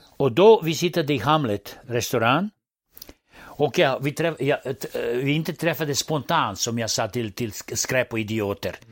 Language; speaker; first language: Swedish; non-native, fluent; Serbian